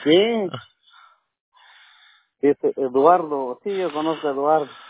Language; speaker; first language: Spanish; native; Spanish